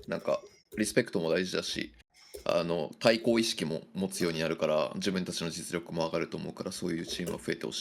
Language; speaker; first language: Japanese; native; Japanese